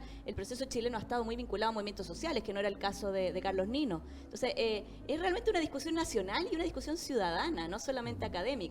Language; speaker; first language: Spanish; native; Spanish